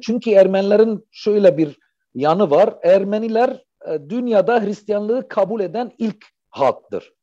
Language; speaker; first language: Turkish; non-native, fluent; Arabic